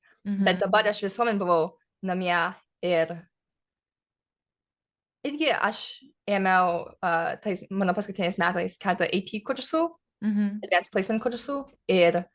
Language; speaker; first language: Lithuanian; early bilingual, heritage; English